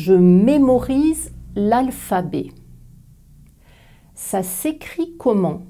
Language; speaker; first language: French; native; French